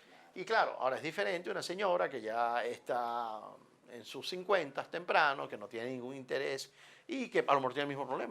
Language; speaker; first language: Spanish; native; Spanish